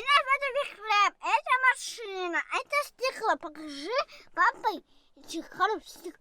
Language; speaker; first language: Russian; early bilingual, other home language; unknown